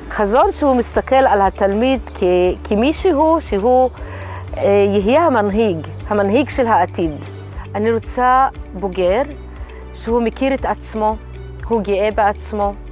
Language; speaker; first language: Hebrew; non-native, local second language; Arabic